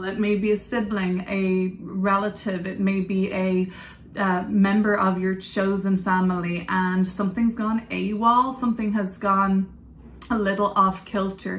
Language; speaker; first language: English; native; English